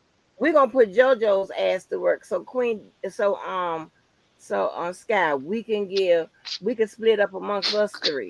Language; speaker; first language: English; native; English